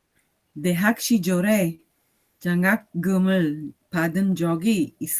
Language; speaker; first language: Korean; non-native, learner; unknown